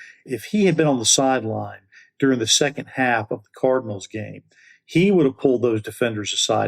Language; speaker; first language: English; native; English